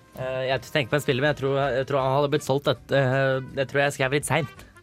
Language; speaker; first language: Norwegian; native; Norwegian